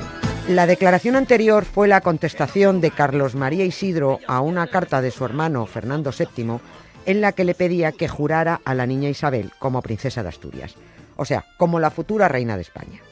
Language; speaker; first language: Spanish; native; Spanish